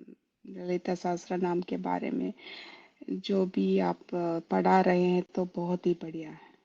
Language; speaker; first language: Hindi; non-native, local second language; Kannada